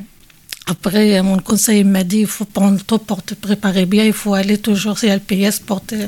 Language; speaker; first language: French; non-native, learner; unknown